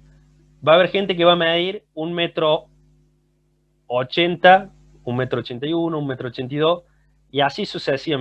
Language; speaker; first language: Spanish; native; Spanish